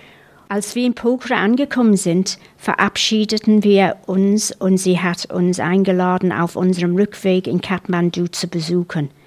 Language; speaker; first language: German; non-native, fluent; English